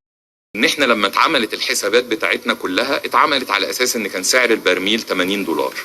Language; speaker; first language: Arabic; native; Arabic